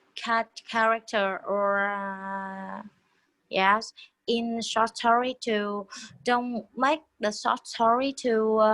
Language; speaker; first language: English; non-native, learner; Vietnamese